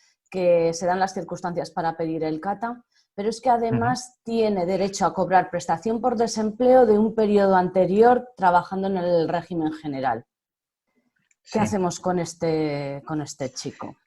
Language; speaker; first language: Spanish; native; Spanish